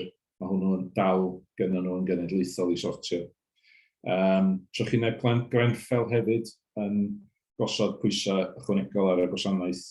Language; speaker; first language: Welsh; native; Welsh